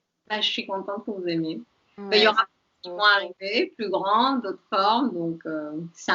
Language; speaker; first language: French; non-native, fluent; Spanish